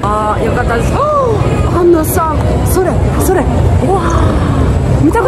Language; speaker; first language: Japanese; non-native, fluent; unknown